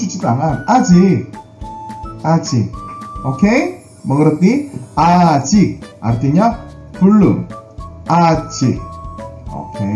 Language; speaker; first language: Indonesian; non-native, learner; Korean